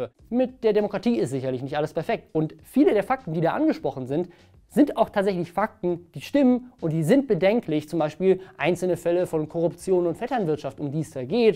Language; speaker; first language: German; native; German